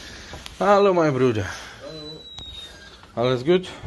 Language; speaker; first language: German; non-native, learner; Polish